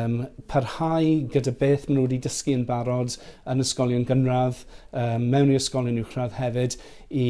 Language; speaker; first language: Welsh; non-native, fluent; English